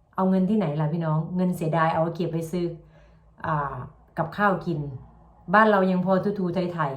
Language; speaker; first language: Thai; native; Thai